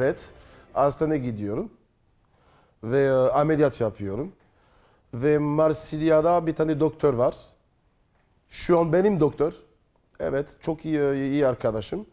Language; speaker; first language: Turkish; non-native, learner; French